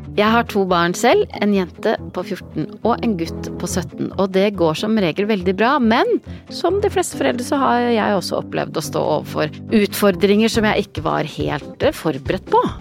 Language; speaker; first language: Norwegian; native; Norwegian